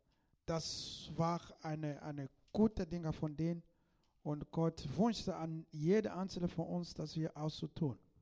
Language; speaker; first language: German; non-native, learner; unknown